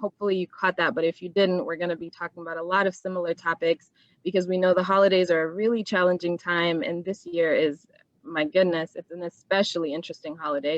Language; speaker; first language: English; native; English